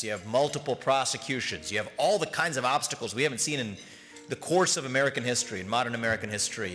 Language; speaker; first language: English; native; English